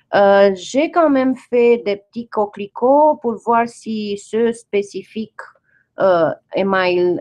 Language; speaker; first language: French; non-native, fluent; English